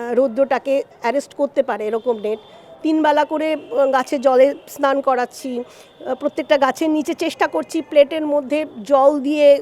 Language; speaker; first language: Bangla; native; Bangla